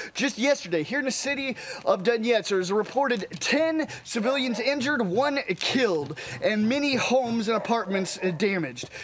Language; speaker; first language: English; native; English